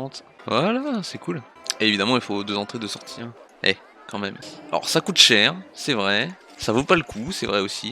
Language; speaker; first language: French; native; French